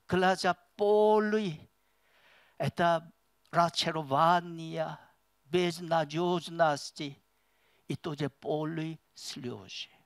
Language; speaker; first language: Russian; non-native, learner; Korean